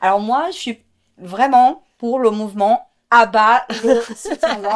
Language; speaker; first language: French; non-native, fluent; Portuguese